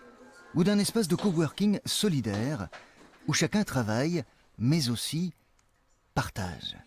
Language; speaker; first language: French; native; French